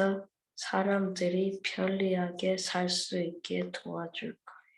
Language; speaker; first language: Korean; early bilingual, heritage; Korean